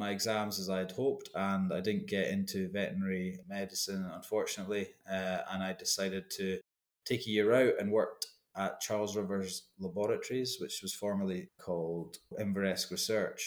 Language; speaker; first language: English; native; English